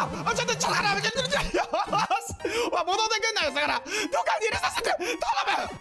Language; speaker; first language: Japanese; native; Japanese